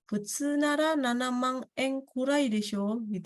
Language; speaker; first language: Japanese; non-native, fluent; Indonesian